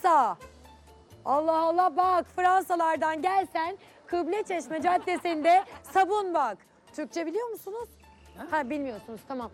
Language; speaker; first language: Turkish; native; Turkish